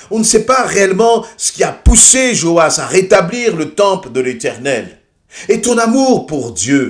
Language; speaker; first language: French; native; French